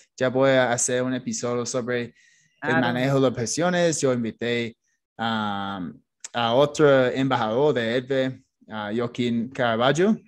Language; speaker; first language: Spanish; non-native, fluent; English